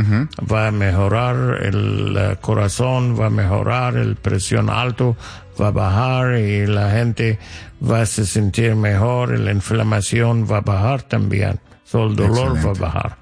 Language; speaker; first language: Spanish; non-native, learner; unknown